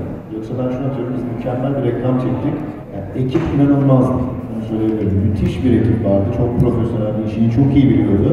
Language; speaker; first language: Turkish; native; Turkish